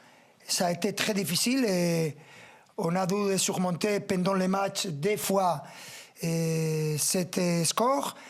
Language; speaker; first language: French; non-native, fluent; Spanish